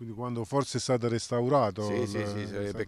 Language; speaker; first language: Italian; native; Italian